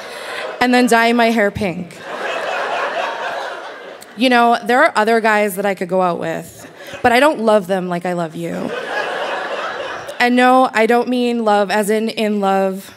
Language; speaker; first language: English; native; English